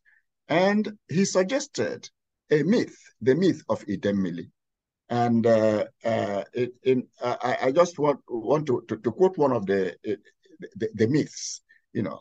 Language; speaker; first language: English; non-native, local second language; Igbo